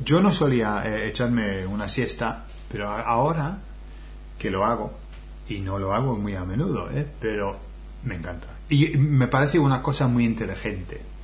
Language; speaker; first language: Spanish; non-native, fluent; English